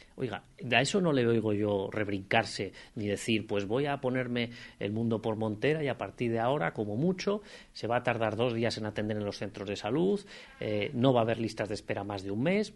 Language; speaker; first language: Spanish; native; Spanish